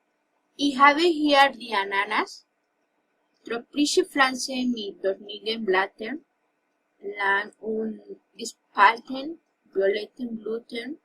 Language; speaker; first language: German; non-native, learner; Spanish